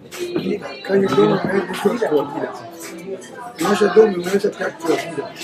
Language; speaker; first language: Russian; non-native, learner; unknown